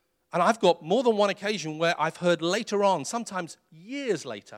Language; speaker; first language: English; native; English